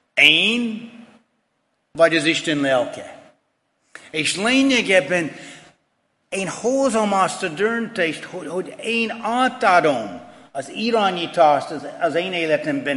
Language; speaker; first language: Hungarian; non-native, fluent; English